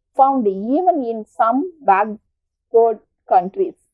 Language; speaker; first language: English; non-native, local second language; Tamil